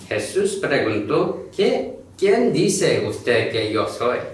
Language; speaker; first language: Spanish; non-native, learner; Korean